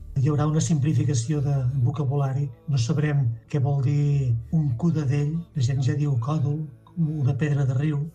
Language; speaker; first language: Catalan; native; Catalan